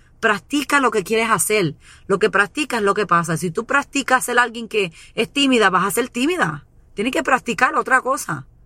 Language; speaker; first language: Spanish; early bilingual, heritage; Spanish